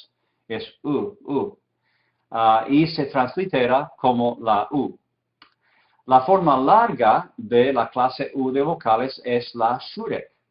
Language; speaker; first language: Spanish; non-native, fluent; English